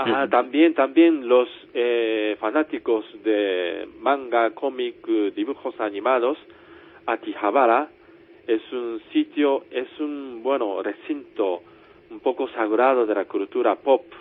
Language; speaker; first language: Spanish; non-native, fluent; Japanese